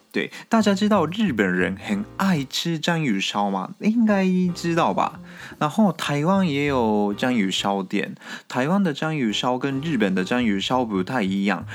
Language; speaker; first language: Chinese; non-native, fluent; Japanese